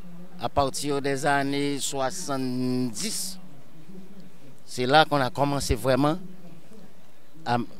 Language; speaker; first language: French; non-native, local second language; Haitian Creole